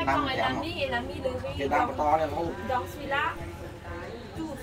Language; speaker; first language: French; non-native, learner; Khmer